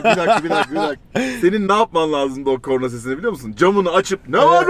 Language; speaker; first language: Turkish; native; Turkish